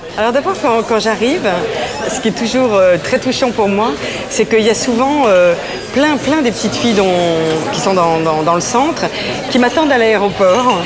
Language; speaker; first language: French; native; French